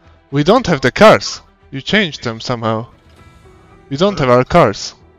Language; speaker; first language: English; non-native, fluent; Hungarian